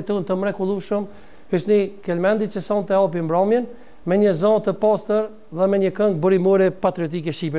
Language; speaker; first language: Albanian; native; Albanian